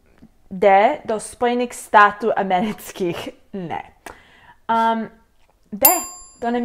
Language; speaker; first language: Czech; non-native, learner; English